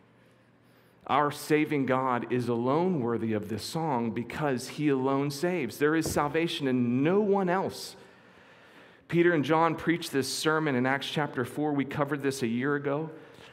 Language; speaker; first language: English; native; English